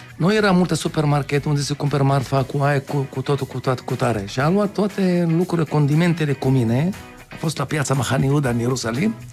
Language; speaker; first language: Romanian; non-native, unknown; Hebrew